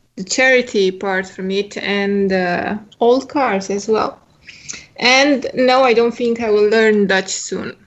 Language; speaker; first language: English; non-native, fluent; Romanian